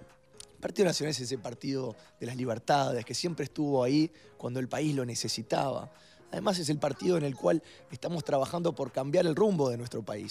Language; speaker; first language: Spanish; native; Spanish